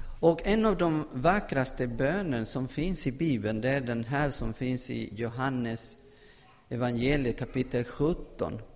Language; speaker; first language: Swedish; non-native, fluent; Spanish